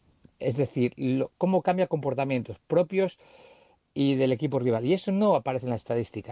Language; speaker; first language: Spanish; native; Spanish